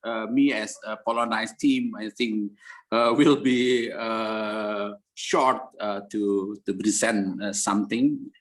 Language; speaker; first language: English; non-native, learner; Indonesian